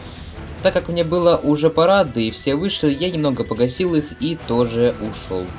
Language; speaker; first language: Russian; native; Russian